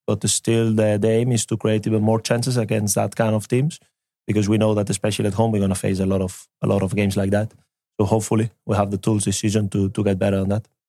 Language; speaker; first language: English; non-native, fluent; Spanish